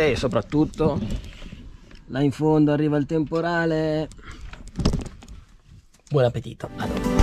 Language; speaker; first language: Italian; native; Italian